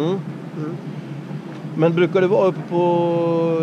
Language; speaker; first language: Swedish; native; Swedish